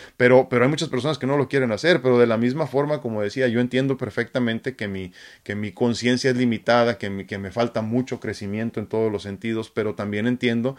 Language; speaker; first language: Spanish; native; Spanish